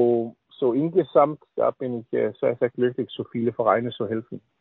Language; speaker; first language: German; non-native, learner; Danish